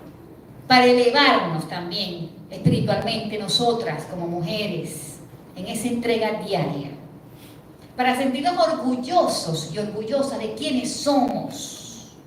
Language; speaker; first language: Spanish; native; Spanish